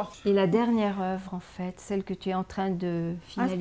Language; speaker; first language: French; native; French